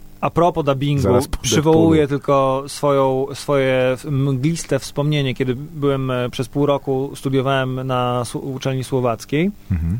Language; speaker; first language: Polish; native; Polish